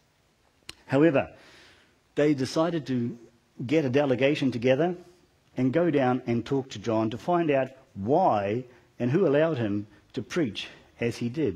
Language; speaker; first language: English; native; English